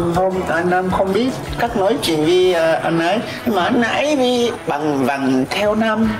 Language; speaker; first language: Vietnamese; non-native, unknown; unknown